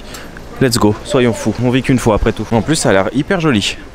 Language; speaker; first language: French; native; French